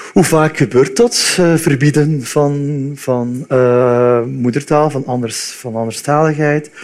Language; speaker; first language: Dutch; early bilingual, other home language; Turkish